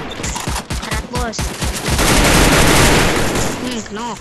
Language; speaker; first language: Indonesian; native; Indonesian